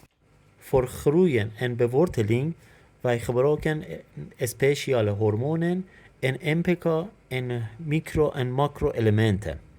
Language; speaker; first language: Dutch; non-native, learner; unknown